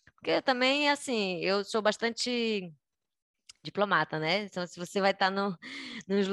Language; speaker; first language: Portuguese; native; Portuguese